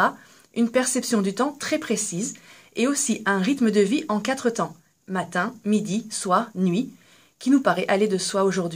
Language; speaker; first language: French; native; French